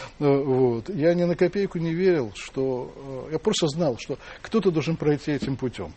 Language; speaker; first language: Russian; native; Russian